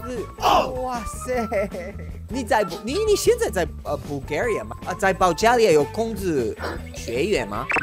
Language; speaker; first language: Chinese; non-native, learner; Spanish